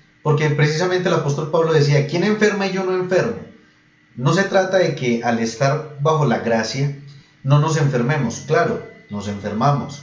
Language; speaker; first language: Spanish; native; Spanish